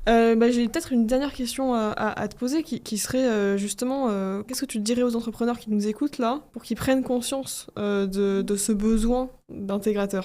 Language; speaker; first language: French; native; French